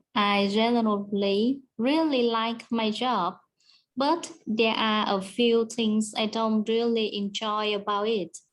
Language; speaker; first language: English; non-native, learner; Vietnamese